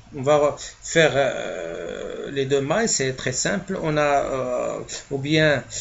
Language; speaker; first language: French; non-native, local second language; Arabic